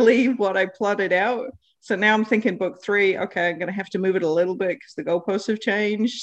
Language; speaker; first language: English; native; English